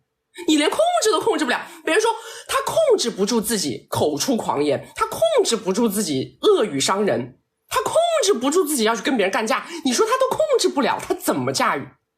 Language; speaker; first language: Chinese; native; Chinese